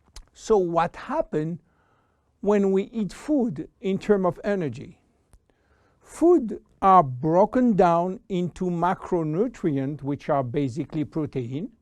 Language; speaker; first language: English; non-native, fluent; French